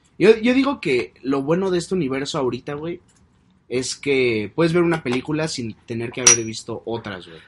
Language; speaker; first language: Spanish; native; Spanish